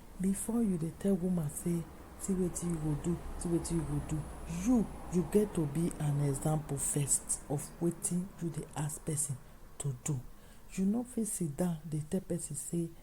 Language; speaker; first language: Nigerian Pidgin; native; Nigerian Pidgin